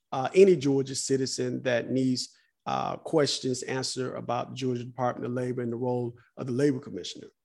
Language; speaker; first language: English; native; English